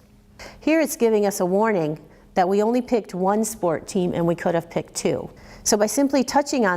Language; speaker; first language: English; native; English